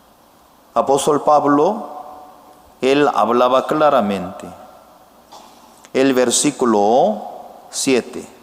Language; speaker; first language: Spanish; non-native, fluent; Korean